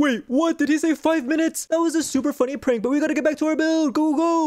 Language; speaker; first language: English; native; English